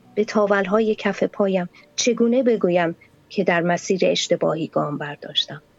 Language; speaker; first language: Persian; native; Persian